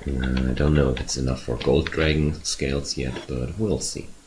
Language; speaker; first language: English; non-native, fluent; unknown